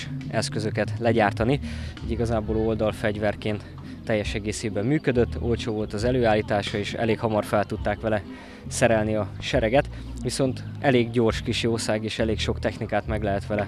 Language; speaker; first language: Hungarian; native; Hungarian